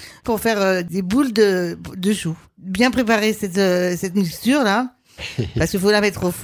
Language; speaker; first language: French; native; French